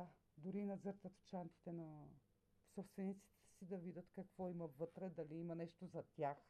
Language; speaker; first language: Bulgarian; native; Bulgarian